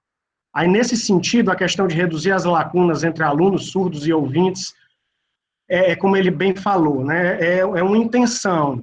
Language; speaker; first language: Portuguese; native; Portuguese